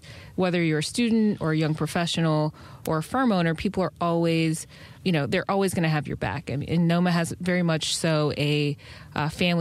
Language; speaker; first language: English; native; English